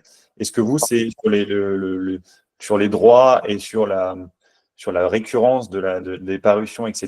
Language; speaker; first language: French; native; French